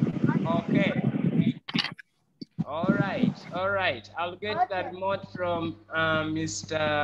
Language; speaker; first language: English; non-native, fluent; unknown